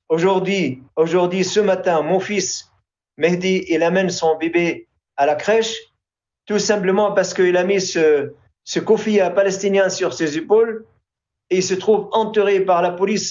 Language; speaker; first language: French; non-native, fluent; Arabic